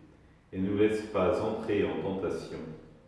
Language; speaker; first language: French; native; French